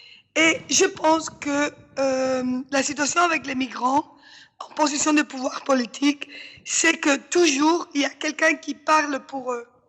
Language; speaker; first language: French; non-native, fluent; Spanish